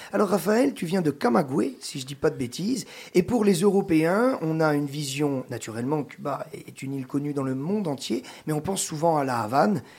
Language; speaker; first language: French; native; French